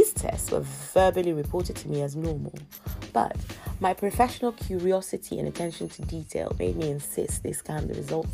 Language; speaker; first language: English; non-native, local second language; Yoruba